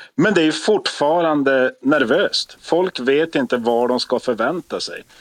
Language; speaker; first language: Swedish; native; Swedish